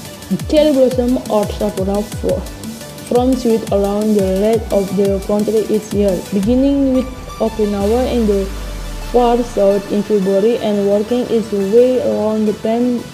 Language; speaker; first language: English; non-native, learner; Indonesian